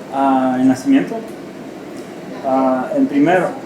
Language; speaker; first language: Spanish; non-native, learner; Romanian